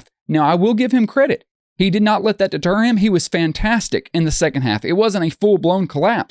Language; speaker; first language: English; native; English